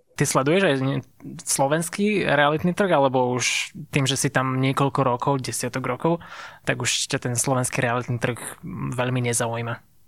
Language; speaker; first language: Slovak; native; Slovak